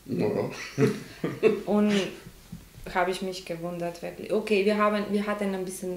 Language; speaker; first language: German; non-native, learner; Macedonian